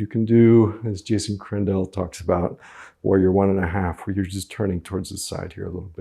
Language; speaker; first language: English; native; English